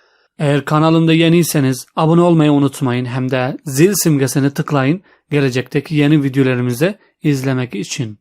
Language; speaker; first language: Turkish; non-native, fluent; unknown